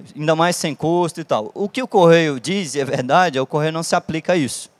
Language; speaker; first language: Portuguese; native; Portuguese